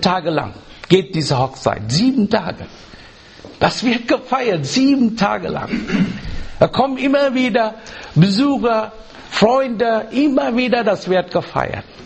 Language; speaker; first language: German; non-native, learner; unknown